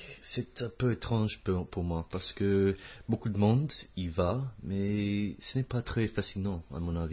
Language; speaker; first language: French; non-native, fluent; English